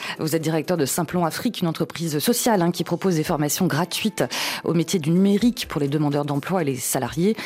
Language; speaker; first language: French; native; French